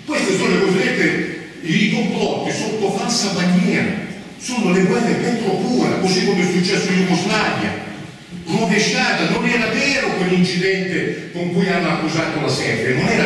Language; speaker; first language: Italian; native; Italian